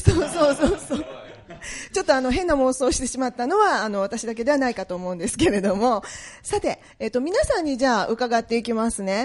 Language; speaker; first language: Japanese; native; Japanese